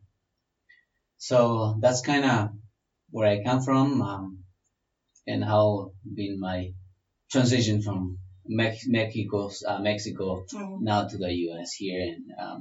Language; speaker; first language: English; non-native, fluent; Spanish